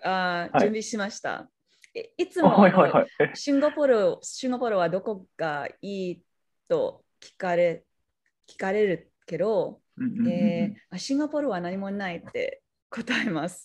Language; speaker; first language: Japanese; non-native, learner; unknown